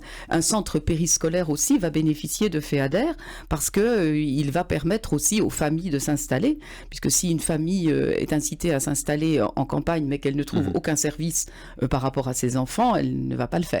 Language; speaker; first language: French; native; French